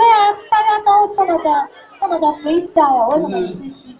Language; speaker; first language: Chinese; native; Chinese